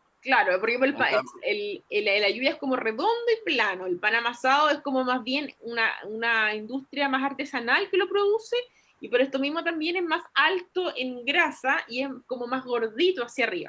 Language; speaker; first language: Spanish; native; Spanish